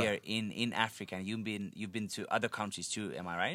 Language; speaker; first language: English; non-native, fluent; Finnish